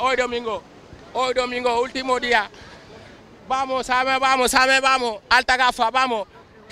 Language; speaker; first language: Spanish; non-native, learner; Wolof